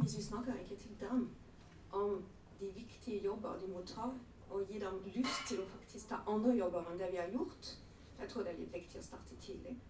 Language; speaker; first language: Norwegian; non-native, fluent; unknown